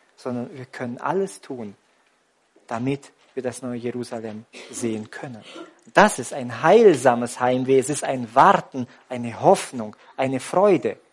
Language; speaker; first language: German; native; German